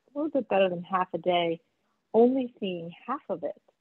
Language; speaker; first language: English; native; English